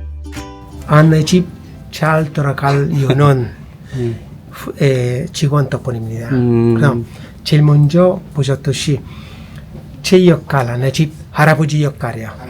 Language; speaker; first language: Korean; non-native, fluent; Italian